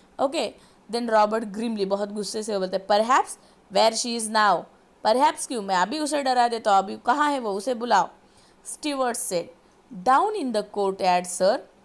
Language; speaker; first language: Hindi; non-native, local second language; Marathi